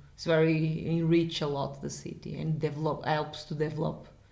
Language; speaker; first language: English; non-native, fluent; Portuguese